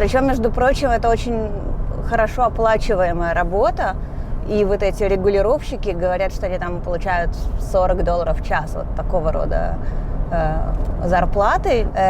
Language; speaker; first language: Russian; native; Russian